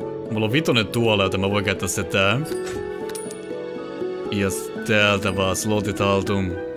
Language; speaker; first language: Finnish; native; Finnish